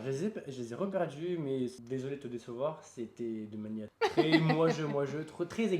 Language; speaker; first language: French; native; French